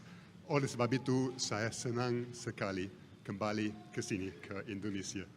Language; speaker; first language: Indonesian; non-native, fluent; English